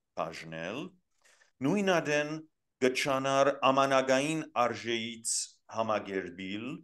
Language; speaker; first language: Armenian; early bilingual, heritage; Armenian